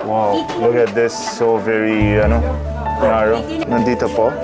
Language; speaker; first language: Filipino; non-native, learner; Arabic